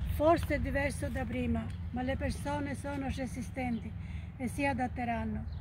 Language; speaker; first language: Italian; native; Italian